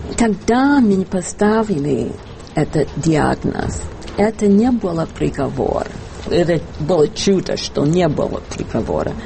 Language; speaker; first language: Russian; non-native, fluent; English